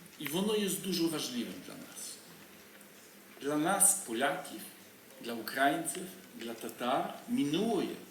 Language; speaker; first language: Polish; non-native, learner; Ukrainian